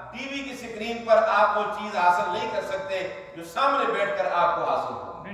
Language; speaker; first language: Urdu; non-native, local second language; Northern Hindko